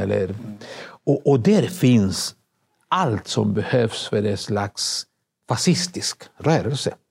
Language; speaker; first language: Swedish; non-native, fluent; Spanish